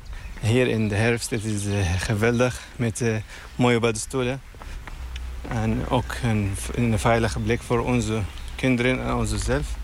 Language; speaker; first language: Dutch; non-native, fluent; Arabic